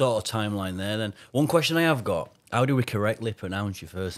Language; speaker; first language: English; native; English